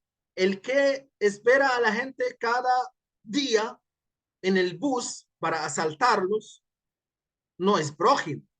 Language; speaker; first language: Spanish; non-native, fluent; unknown